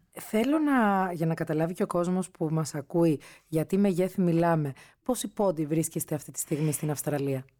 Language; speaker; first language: Greek; native; Greek